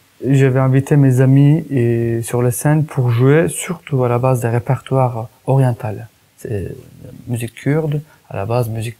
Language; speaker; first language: French; non-native, fluent; Kurdish